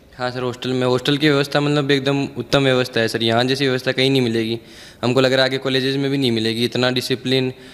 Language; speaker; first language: Hindi; native; Hindi